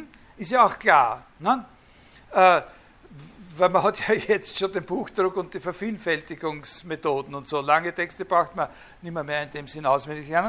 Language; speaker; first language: German; native; German